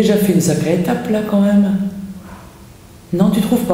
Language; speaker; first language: French; native; French